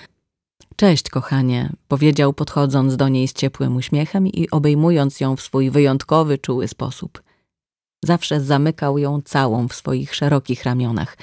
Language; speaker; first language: Polish; native; Polish